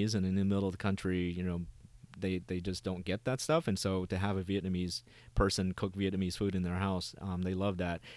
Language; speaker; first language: English; early bilingual, other home language; Vietnamese